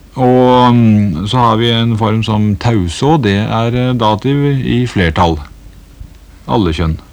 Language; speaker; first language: Norwegian; native; Norwegian